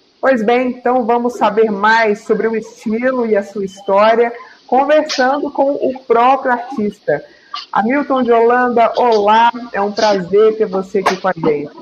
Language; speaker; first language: Portuguese; native; Portuguese